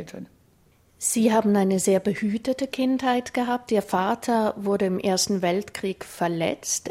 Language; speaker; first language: German; native; German